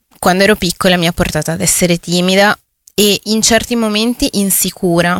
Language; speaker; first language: Italian; early bilingual, other home language; Spanish